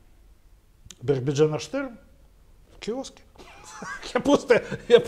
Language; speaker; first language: Russian; native; Russian